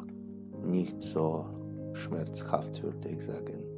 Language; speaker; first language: German; non-native, fluent; Russian